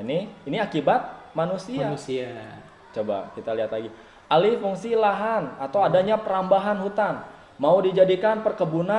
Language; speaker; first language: Indonesian; native; Indonesian